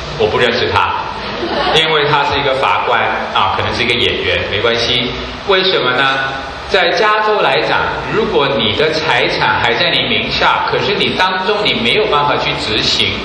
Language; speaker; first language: Chinese; non-native, local second language; Cantonese